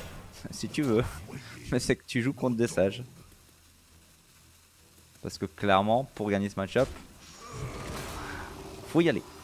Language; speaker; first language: French; native; French